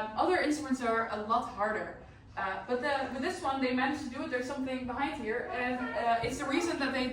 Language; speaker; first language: English; non-native, fluent; Dutch